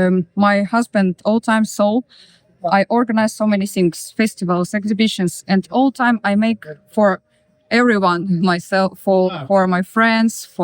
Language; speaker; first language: English; non-native, learner; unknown